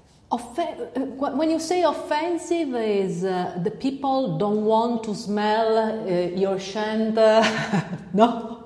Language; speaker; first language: English; non-native, learner; Italian